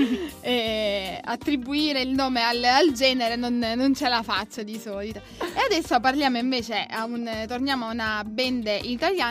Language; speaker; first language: Italian; native; Italian